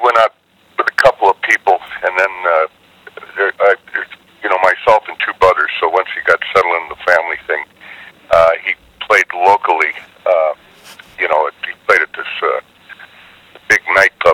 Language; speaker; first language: English; native; English